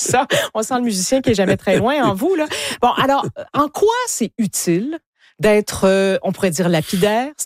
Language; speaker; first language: French; native; French